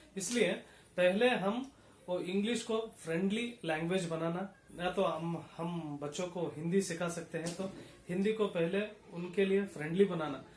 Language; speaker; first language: Hindi; non-native, local second language; Kannada